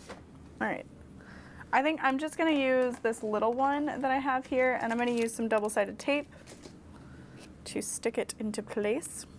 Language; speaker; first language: English; native; English